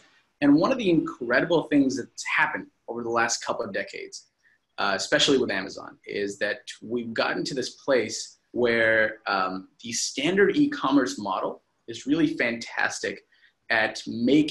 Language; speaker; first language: English; non-native, local second language; Hindi